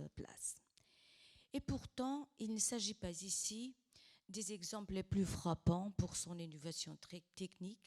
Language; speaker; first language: French; non-native, fluent; Portuguese